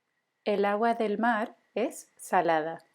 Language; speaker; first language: Spanish; native; Spanish